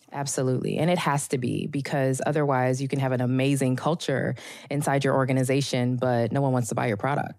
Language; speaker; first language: English; native; English